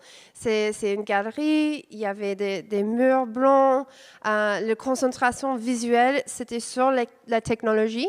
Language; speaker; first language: French; non-native, fluent; English